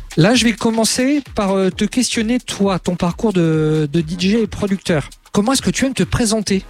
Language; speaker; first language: French; native; French